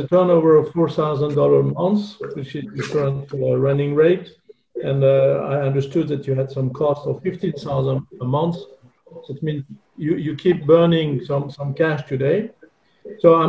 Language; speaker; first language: English; non-native, fluent; French